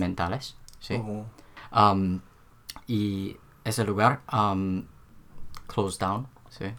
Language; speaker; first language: Spanish; non-native, learner; Korean